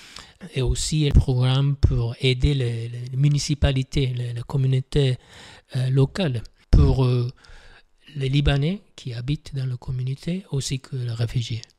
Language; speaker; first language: French; non-native, fluent; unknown